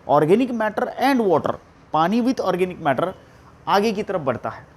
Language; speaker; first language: Hindi; non-native, local second language; Marathi